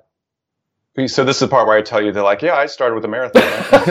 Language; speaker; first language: English; native; English